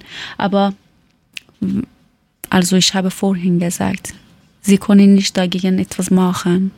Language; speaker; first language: German; non-native, learner; Persian